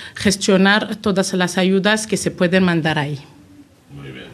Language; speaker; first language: Spanish; non-native, fluent; Arabic